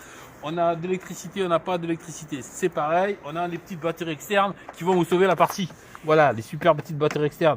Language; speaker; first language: French; native; French